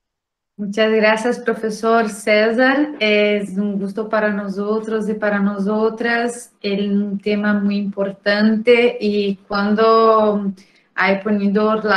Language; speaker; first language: Spanish; non-native, learner; Portuguese